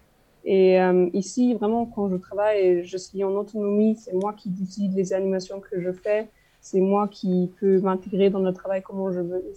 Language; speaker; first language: French; non-native, fluent; German